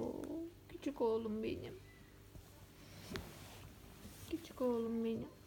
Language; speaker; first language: Turkish; native; Turkish